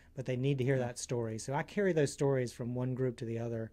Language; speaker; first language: English; native; English